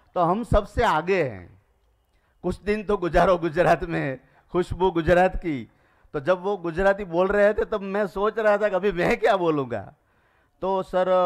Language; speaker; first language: Hindi; non-native, local second language; Gujarati